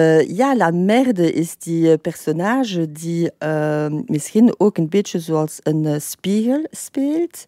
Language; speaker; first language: Dutch; non-native, fluent; French